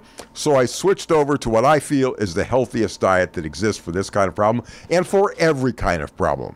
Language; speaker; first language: English; native; English